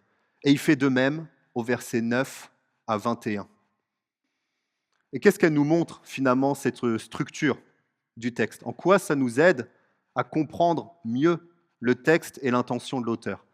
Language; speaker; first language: French; native; French